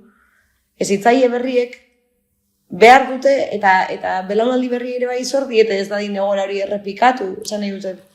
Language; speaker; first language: Basque; native; Basque